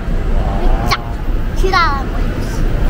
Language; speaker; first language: Japanese; early bilingual, other home language; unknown